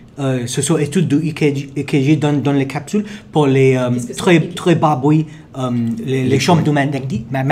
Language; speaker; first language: French; non-native, learner; English